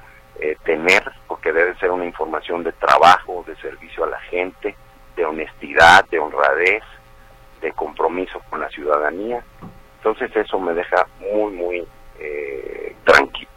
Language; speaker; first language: Spanish; native; Spanish